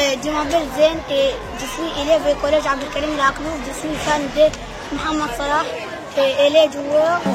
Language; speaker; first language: French; non-native, learner; Arabic